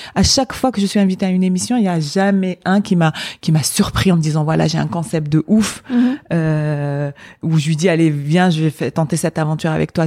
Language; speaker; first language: French; non-native, local second language; Arabic